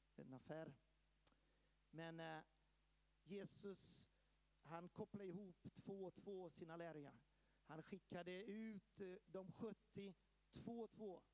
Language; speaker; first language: Swedish; early bilingual, heritage; Swedish